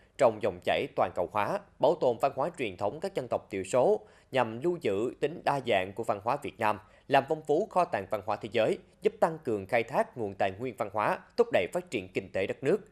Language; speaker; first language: Vietnamese; native; Vietnamese